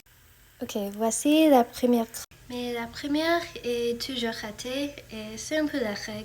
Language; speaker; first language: French; non-native, fluent; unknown